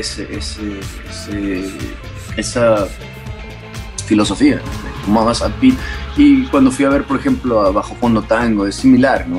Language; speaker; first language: Spanish; early bilingual, other home language; English